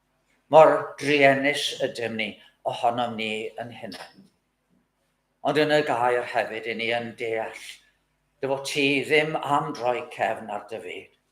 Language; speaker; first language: Welsh; native; Welsh